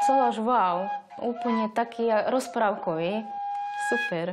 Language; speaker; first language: Slovak; non-native, fluent; Serbian